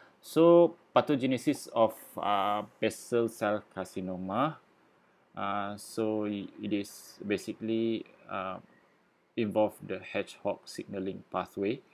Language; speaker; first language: English; non-native, local second language; Malay